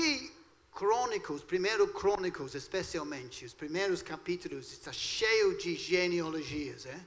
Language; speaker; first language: Portuguese; non-native, fluent; English